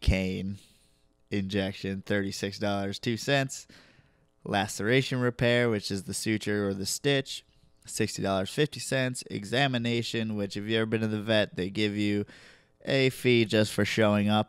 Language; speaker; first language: English; native; English